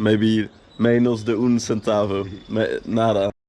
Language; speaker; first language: Spanish; non-native, learner; Dutch